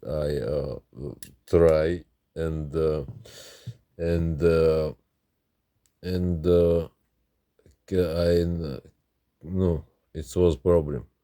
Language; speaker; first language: English; non-native, learner; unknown